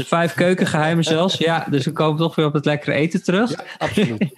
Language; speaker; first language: Dutch; native; Dutch